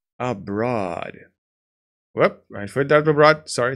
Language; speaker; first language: English; non-native, fluent; Portuguese